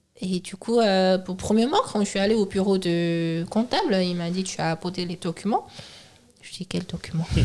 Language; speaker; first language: French; non-native, fluent; Chinese